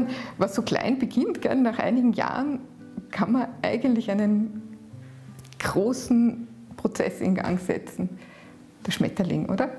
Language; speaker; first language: German; native; German